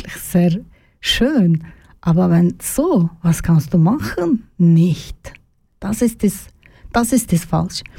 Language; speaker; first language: German; non-native, learner; Turkish